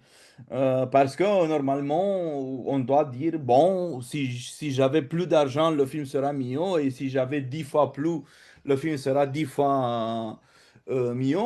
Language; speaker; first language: French; non-native, fluent; Romanian